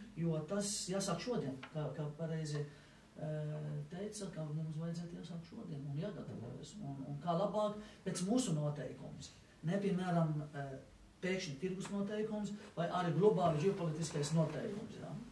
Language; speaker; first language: Latvian; non-native, fluent; Arabic